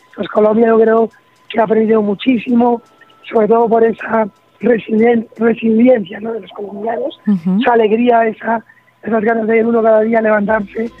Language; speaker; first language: Spanish; native; Spanish